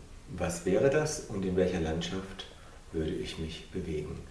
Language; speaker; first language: German; non-native, fluent; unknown